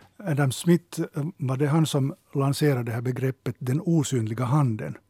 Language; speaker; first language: Swedish; native; Swedish